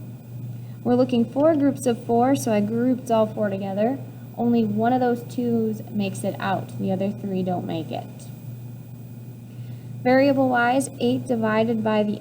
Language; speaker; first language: English; native; English